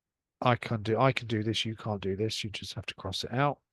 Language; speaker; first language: English; native; English